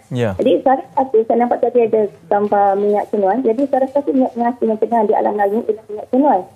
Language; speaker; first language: Malay; native; Malay